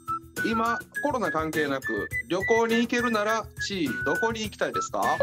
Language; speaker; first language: Japanese; native; Japanese